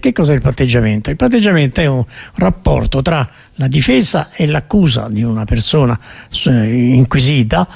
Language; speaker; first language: Italian; native; Italian